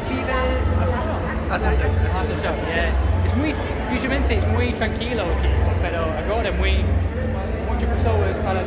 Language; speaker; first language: Spanish; non-native, learner; English